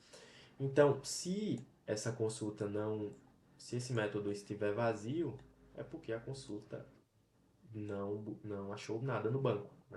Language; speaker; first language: Portuguese; native; Portuguese